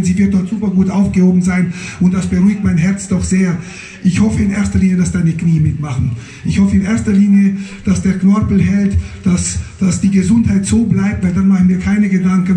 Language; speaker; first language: German; native; German